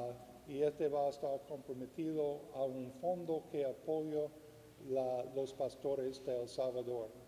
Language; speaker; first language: Spanish; non-native, fluent; English